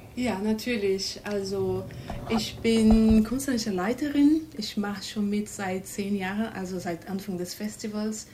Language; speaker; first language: German; non-native, fluent; Portuguese